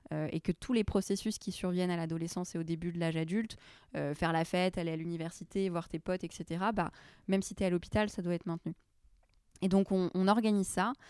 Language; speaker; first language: French; early bilingual, other home language; Arabic